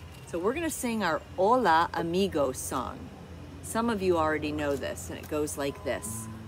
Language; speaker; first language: English; native; English